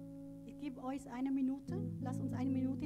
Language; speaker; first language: German; non-native, learner; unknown